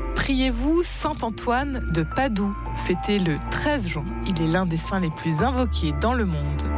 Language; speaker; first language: French; native; French